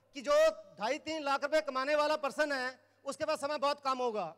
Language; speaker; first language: Hindi; native; Hindi